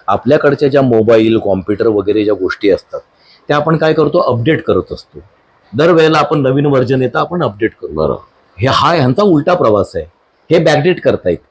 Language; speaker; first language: Marathi; native; Marathi